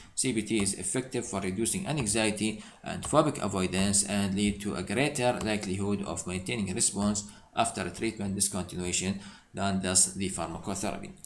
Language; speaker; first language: English; non-native, fluent; Arabic